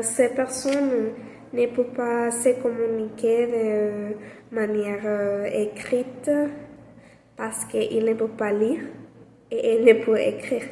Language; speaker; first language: French; non-native, learner; Spanish